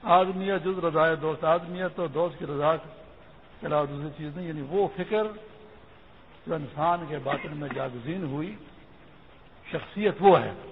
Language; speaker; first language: Urdu; non-native, local second language; Pashto